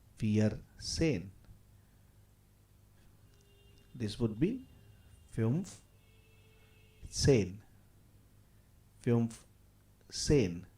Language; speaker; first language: German; non-native, fluent; Hindi